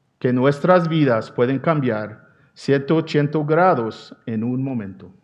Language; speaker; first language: Spanish; non-native, fluent; English